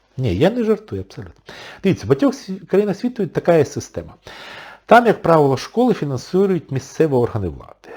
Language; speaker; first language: Ukrainian; non-native, local second language; Russian